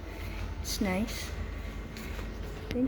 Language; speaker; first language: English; non-native, learner; Filipino